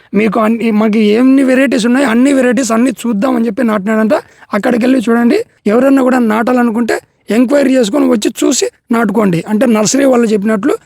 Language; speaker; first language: Telugu; native; Telugu